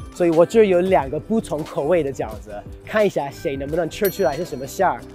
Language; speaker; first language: Chinese; non-native, fluent; English